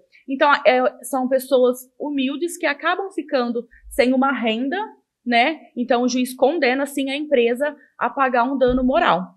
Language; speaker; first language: Portuguese; native; Portuguese